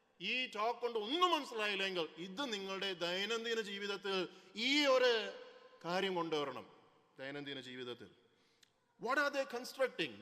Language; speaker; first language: Malayalam; early bilingual, heritage; Malayalam